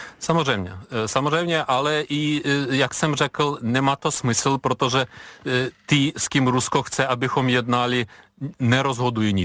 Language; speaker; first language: Czech; non-native, fluent; Ukrainian